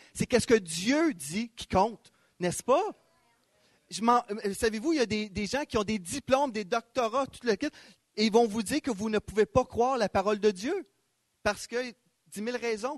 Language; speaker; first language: French; native; French